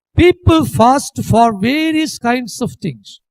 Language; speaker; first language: English; non-native, local second language; Tamil